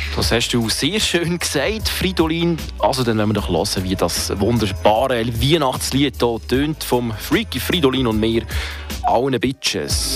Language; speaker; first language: German; native; German